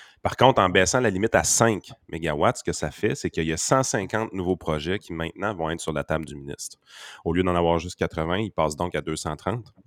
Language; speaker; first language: French; native; French